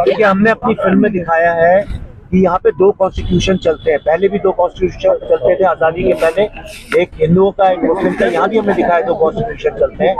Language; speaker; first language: Hindi; native; Hindi